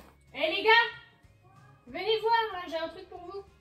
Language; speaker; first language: French; native; French